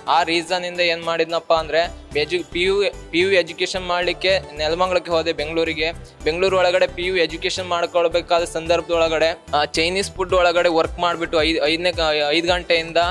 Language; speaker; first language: Kannada; native; Kannada